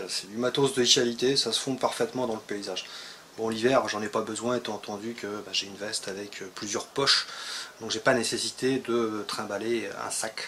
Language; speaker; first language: French; native; French